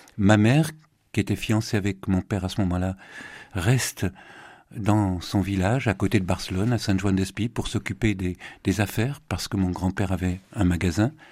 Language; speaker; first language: French; native; French